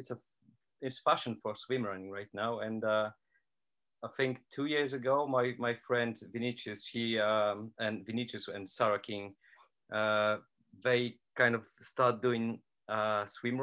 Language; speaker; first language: English; non-native, fluent; Polish